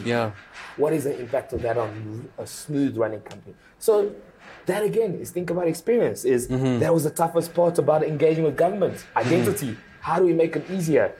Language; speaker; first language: English; early bilingual, other home language; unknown